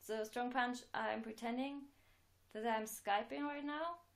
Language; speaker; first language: English; non-native, fluent; German